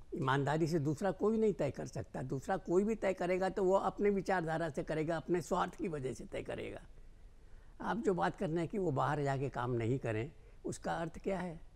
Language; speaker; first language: Hindi; native; Hindi